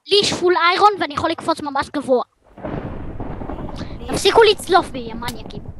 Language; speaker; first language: Hebrew; native; Hebrew